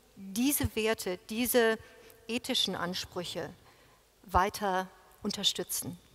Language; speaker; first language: German; native; German